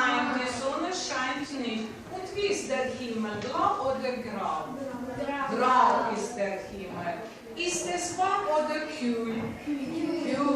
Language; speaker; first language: German; non-native, fluent; Russian